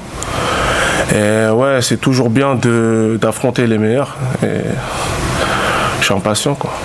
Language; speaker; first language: French; native; French